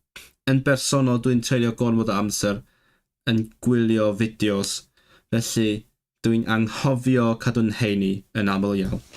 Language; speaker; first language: Welsh; non-native, learner; Cantonese